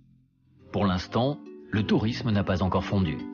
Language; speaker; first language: French; native; French